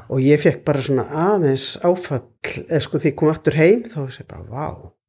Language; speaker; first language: Icelandic; native; Icelandic